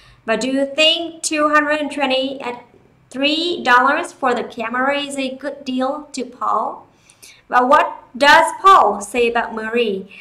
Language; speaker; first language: English; non-native, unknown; Vietnamese